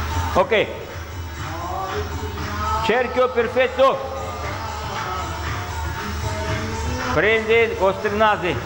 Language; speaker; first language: Italian; non-native, learner; Russian